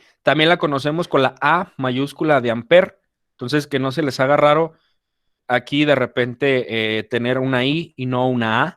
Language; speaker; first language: Spanish; native; Spanish